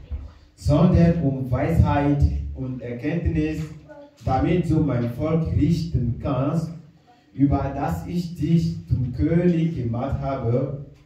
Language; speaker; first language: German; non-native, fluent; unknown